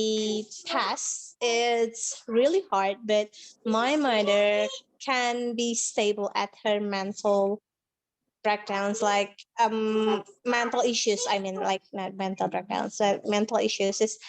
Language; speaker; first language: English; non-native, fluent; Indonesian